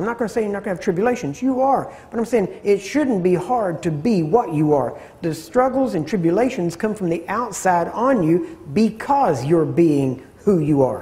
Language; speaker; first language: English; native; English